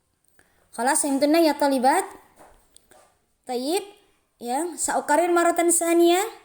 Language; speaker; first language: Arabic; non-native, fluent; Indonesian